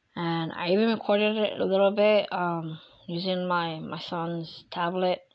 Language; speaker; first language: English; early bilingual, other home language; Spanish